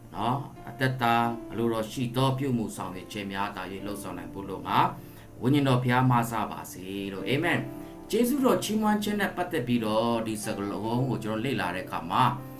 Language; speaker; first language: Burmese; non-native, local second language; Tedim Chin